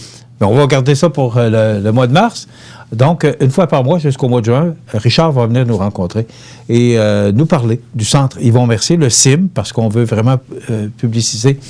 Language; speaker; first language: French; native; French